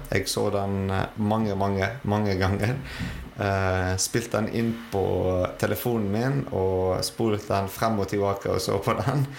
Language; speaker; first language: Norwegian; non-native, fluent; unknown